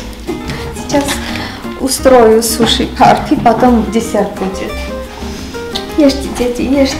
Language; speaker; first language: Russian; non-native, fluent; Armenian